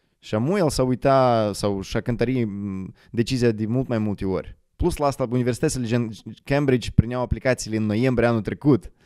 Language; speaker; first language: Romanian; native; Romanian